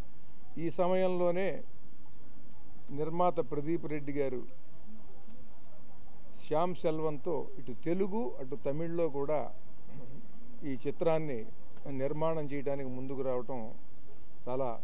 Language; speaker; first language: Telugu; native; Telugu